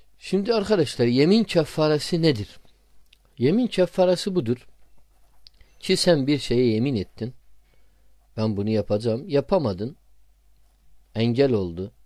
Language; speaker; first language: Turkish; non-native, fluent; Arabic